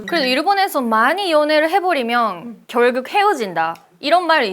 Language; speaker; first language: Korean; non-native, fluent; Japanese